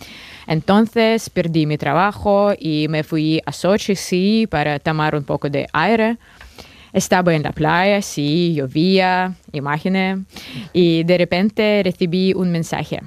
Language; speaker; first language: Spanish; non-native, fluent; Russian